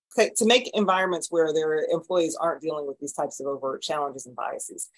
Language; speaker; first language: English; native; English